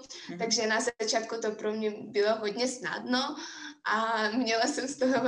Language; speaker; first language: Czech; non-native, fluent; Russian